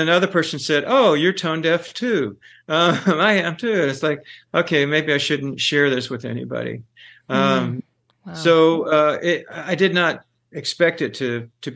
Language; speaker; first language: English; native; English